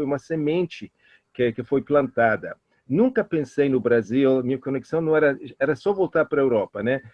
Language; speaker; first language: Portuguese; non-native, fluent; Italian